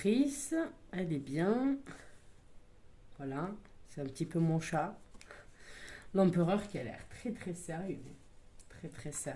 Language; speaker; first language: French; native; French